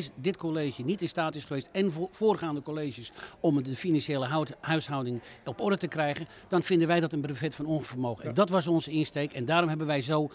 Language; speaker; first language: Dutch; native; Dutch